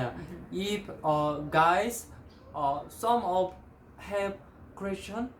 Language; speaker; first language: English; non-native, learner; Korean